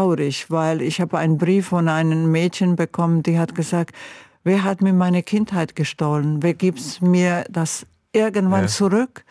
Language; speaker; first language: German; non-native, fluent; Croatian